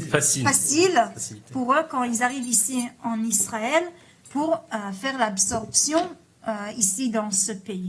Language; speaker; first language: French; early bilingual, heritage; Hebrew